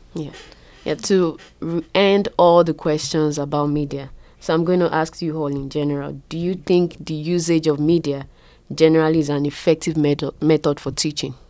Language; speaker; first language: English; non-native, local second language; Yoruba